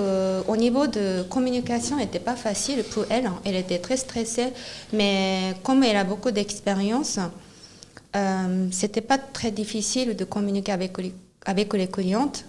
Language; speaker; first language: French; non-native, fluent; Japanese